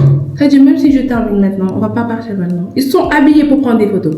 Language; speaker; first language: French; non-native, local second language; Wolof